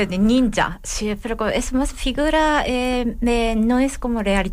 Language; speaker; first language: Catalan; non-native, learner; Japanese